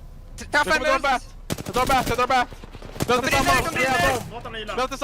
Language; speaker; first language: Swedish; native; Swedish